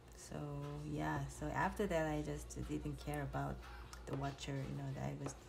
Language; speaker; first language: English; non-native, fluent; Korean